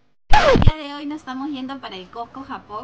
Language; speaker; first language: Spanish; native; Spanish